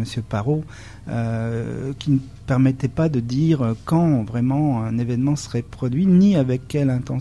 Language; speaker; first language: French; native; French